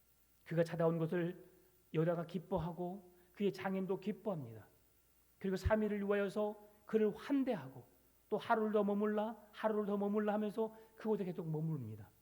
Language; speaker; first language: Korean; native; Korean